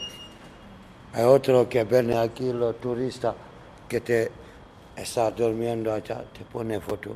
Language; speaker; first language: Spanish; non-native, learner; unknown